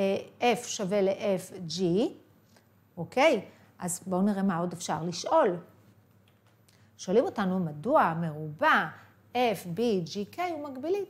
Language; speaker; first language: Hebrew; native; Hebrew